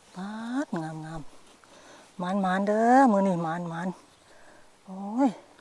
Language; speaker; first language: Thai; native; Thai